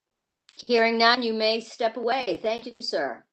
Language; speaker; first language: English; native; English